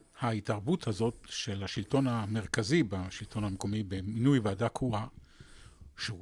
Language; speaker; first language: Hebrew; native; Hebrew